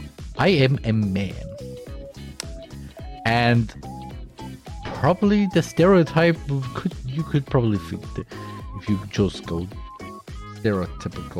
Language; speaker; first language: English; non-native, fluent; German